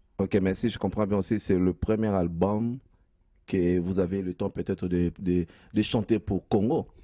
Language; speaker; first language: French; non-native, local second language; Lingala